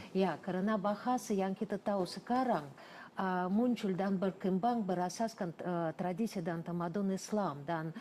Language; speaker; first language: Malay; non-native, fluent; Russian